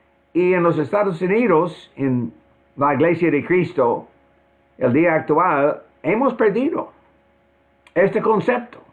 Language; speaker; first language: Spanish; non-native, fluent; English